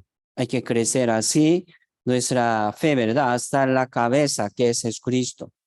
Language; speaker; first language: Spanish; non-native, fluent; Korean